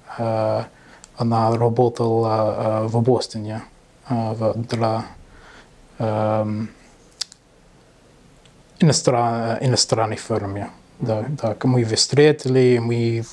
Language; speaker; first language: Russian; non-native, learner; English